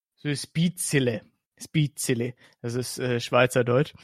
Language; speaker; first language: German; early bilingual, other home language; Slovak